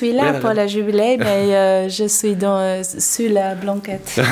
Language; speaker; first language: French; non-native, learner; English